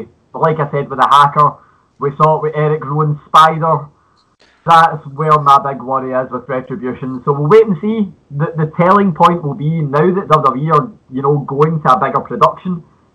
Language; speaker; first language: English; native; English